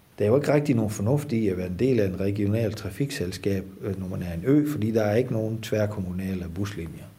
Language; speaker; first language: Danish; non-native, fluent; Dutch